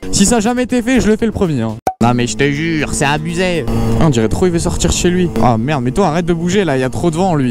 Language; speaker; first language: French; native; French